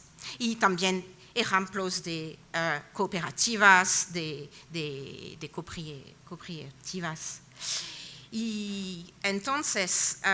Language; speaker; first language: Spanish; non-native, fluent; French